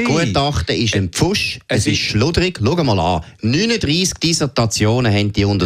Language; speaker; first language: German; native; German